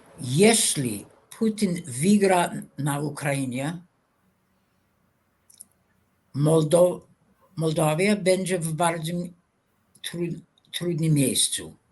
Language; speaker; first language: Polish; non-native, fluent; English